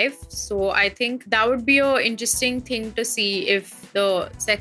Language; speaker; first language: English; non-native, local second language; Hindi